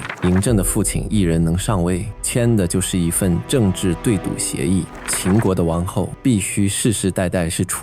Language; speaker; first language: Chinese; native; Chinese